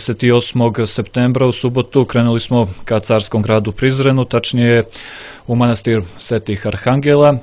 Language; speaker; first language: Croatian; native; Croatian